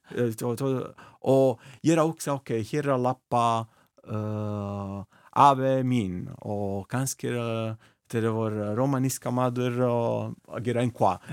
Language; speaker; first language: Icelandic; non-native, learner; Italian